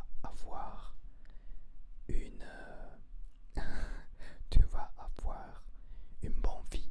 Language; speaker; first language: French; non-native, learner; Spanish